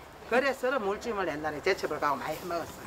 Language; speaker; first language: Korean; native; Korean